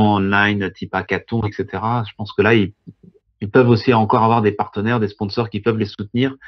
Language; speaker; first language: French; native; French